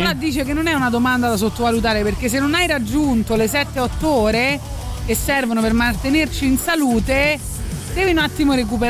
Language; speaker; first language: Italian; native; Italian